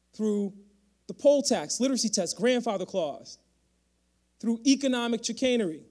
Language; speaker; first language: English; native; English